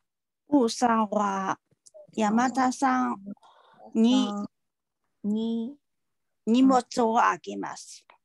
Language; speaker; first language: Japanese; non-native, learner; Chinese